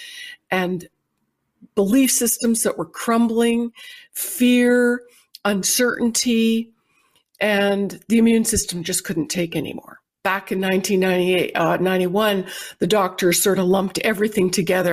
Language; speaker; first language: English; native; English